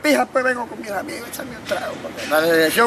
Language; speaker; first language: Spanish; native; Spanish